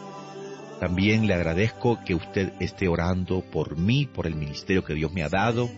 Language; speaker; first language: Spanish; native; Spanish